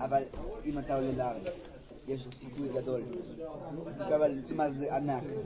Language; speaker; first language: Hebrew; non-native, learner; Spanish